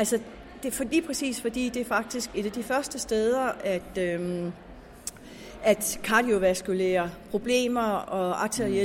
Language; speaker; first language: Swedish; non-native, learner; Danish